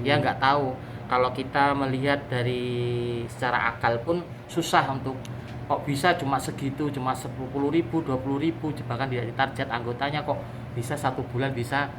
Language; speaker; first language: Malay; non-native, local second language; Javanese